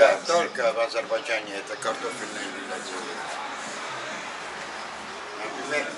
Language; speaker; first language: Russian; non-native, local second language; Azerbaijani